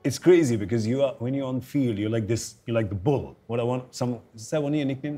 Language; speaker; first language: English; non-native, local second language; Hindi